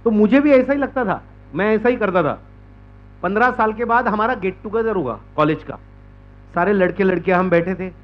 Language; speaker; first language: Hindi; non-native, local second language; Marathi